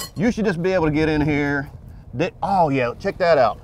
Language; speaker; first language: English; native; English